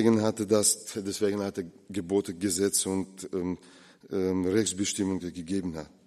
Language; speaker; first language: German; non-native, fluent; Russian